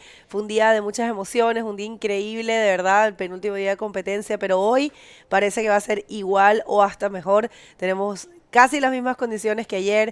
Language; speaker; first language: Spanish; native; Spanish